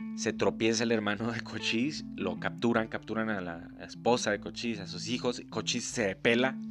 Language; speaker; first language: Spanish; native; Spanish